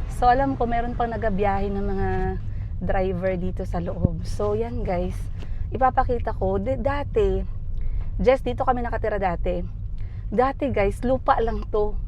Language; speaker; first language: Filipino; non-native, local second language; Cebuano